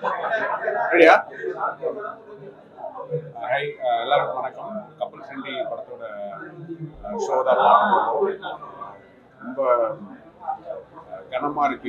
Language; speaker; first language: Tamil; native; Tamil